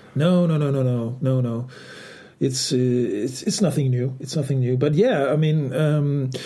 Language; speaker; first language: English; non-native, fluent; Danish